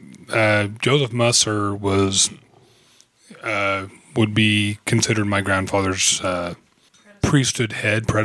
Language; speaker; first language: English; native; English